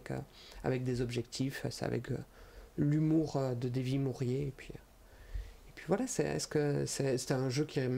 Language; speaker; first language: French; native; French